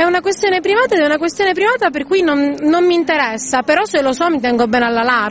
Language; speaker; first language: Italian; native; Italian